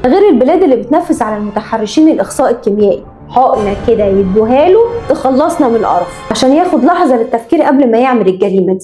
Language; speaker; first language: Arabic; native; Arabic